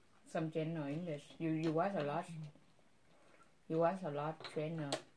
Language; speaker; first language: English; non-native, learner; Vietnamese